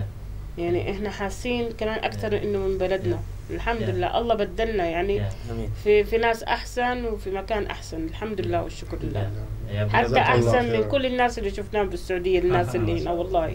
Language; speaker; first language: Arabic; native; Arabic